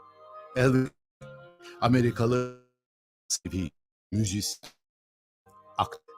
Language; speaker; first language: Turkish; native; Turkish